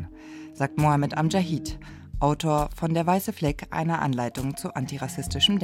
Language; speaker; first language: German; native; German